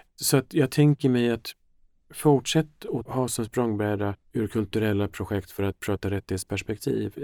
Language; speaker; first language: Swedish; early bilingual, other home language; Finnish